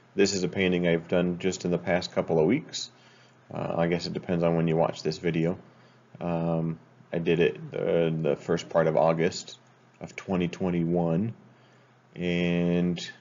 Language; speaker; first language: English; native; English